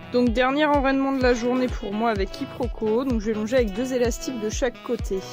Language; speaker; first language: French; native; French